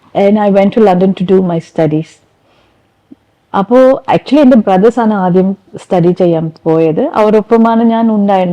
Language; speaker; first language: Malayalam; non-native, fluent; Tamil